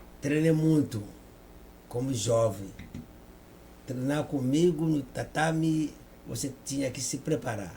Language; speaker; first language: Portuguese; non-native, fluent; Lingala